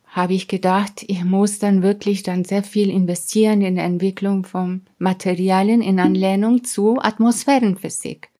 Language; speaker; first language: German; non-native, fluent; Spanish